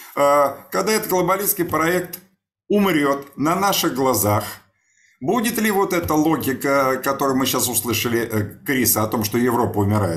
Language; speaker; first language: Russian; native; Russian